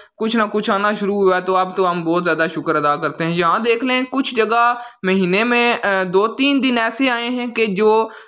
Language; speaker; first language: Urdu; non-native, local second language; Punjabi